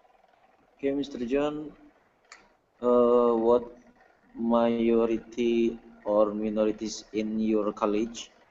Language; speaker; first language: English; non-native, learner; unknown